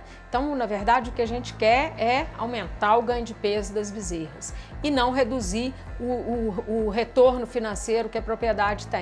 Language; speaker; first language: Portuguese; native; Portuguese